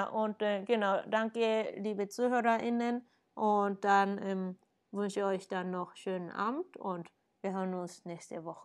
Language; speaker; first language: German; non-native, fluent; Japanese